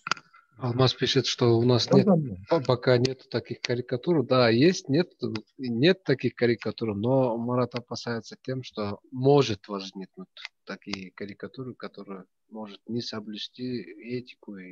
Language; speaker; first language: Russian; non-native, local second language; Kyrgyz